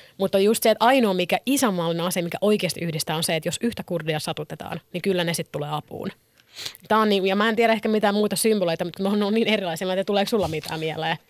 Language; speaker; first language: Finnish; early bilingual, other home language; Kurdish